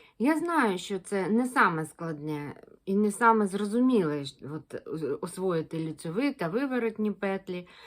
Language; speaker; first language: Ukrainian; non-native, local second language; Russian